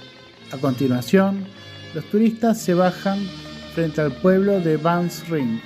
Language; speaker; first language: Spanish; non-native, fluent; Indonesian